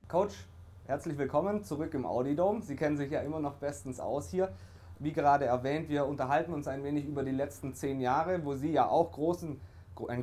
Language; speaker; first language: German; native; German